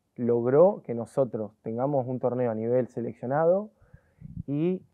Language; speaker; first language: Spanish; native; Spanish